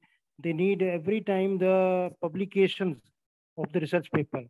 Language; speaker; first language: English; non-native, local second language; Hindi